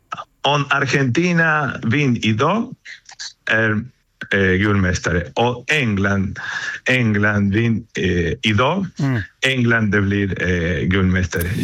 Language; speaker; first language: Swedish; non-native, learner; Spanish